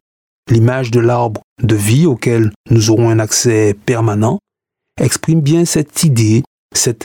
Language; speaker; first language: French; native; French